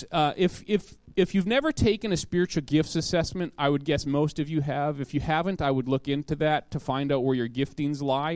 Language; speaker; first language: English; native; English